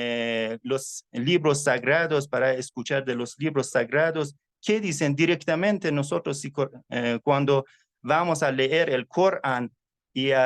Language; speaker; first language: Spanish; non-native, fluent; Persian